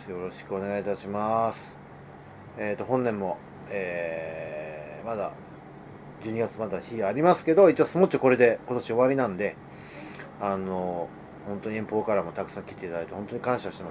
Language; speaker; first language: Japanese; native; Japanese